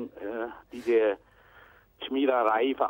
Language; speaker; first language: German; non-native, fluent; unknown